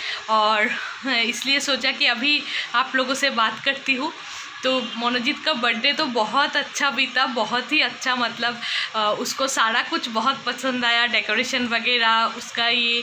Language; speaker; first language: Hindi; non-native, local second language; Bangla